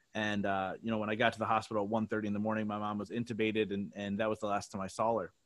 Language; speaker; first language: English; native; English